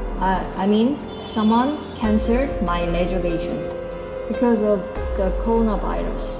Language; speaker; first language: English; non-native, learner; Korean